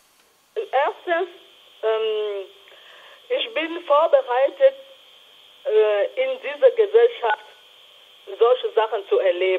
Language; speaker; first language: German; non-native, fluent; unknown